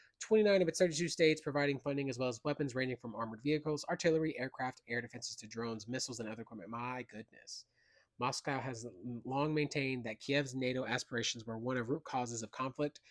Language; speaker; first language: English; native; English